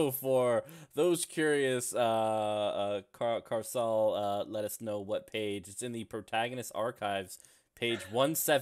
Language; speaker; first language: English; native; English